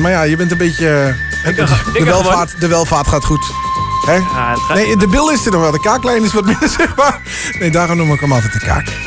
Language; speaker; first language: Dutch; native; Dutch